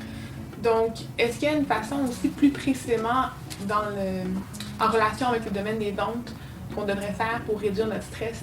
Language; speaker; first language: French; native; French